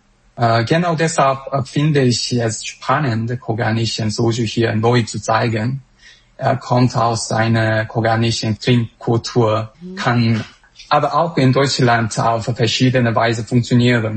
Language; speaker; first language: German; non-native, fluent; Korean